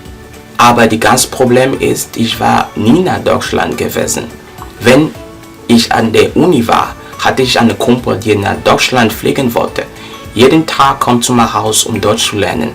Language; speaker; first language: German; non-native, learner; French